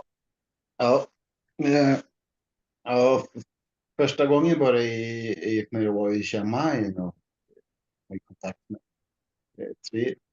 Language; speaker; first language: Swedish; non-native, learner; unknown